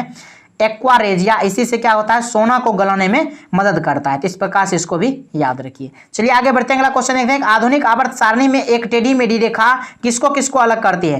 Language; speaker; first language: Hindi; native; Hindi